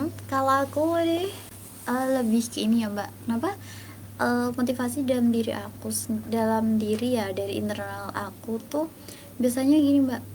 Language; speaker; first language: Indonesian; native; Indonesian